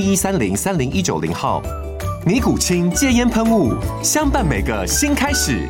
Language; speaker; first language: Chinese; native; Chinese